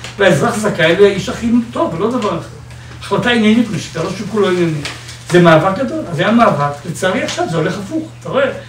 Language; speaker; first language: Hebrew; native; Hebrew